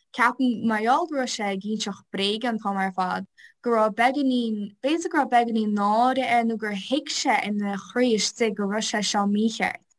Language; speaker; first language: Irish; non-native, local second language; English